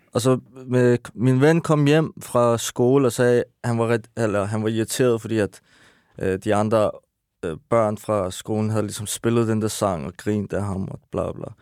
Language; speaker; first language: Danish; early bilingual, other home language; Persian